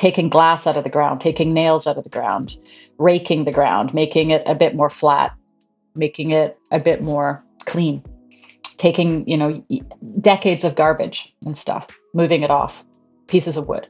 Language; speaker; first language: English; native; English